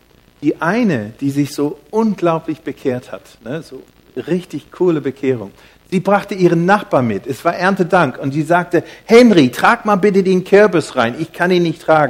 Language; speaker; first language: German; non-native, fluent; English